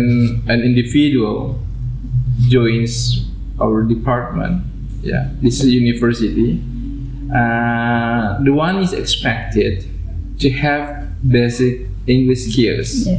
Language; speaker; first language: English; non-native, fluent; Indonesian